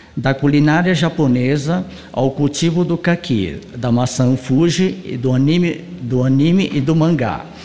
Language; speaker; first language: Portuguese; native; Portuguese